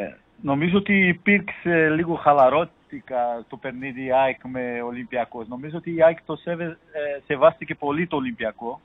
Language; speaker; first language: Greek; non-native, fluent; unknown